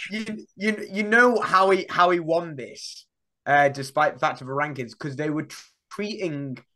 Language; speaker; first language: English; native; English